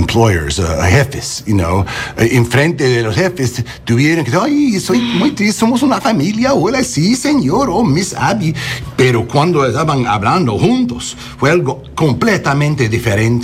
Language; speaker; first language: Spanish; non-native, learner; English